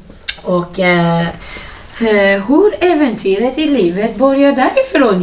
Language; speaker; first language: Swedish; non-native, fluent; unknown